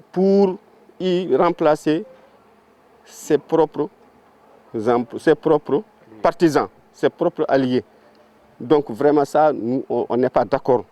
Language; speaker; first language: French; non-native, local second language; Fula